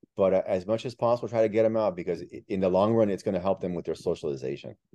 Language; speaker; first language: English; early bilingual, other home language; Spanish